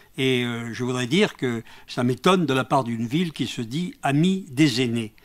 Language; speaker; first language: French; native; French